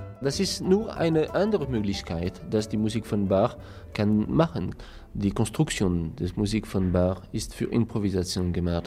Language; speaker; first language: German; non-native, learner; French